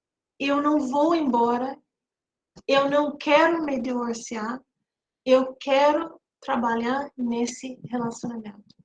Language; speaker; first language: Portuguese; non-native, fluent; English